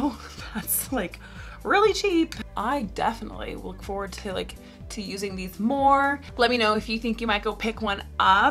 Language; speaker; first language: English; native; English